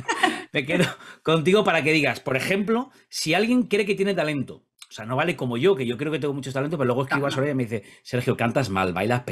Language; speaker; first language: Spanish; native; Spanish